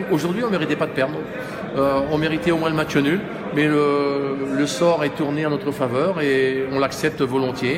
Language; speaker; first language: French; native; French